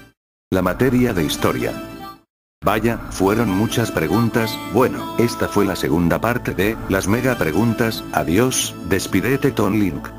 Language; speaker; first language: Spanish; native; Spanish